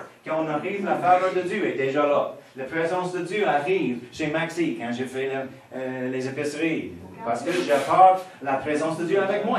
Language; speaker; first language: French; non-native, fluent; English